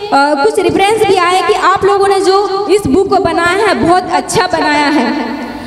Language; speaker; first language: Hindi; non-native, local second language; Gondi